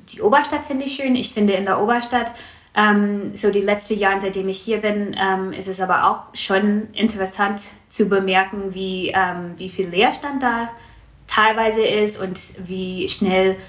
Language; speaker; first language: German; non-native, fluent; English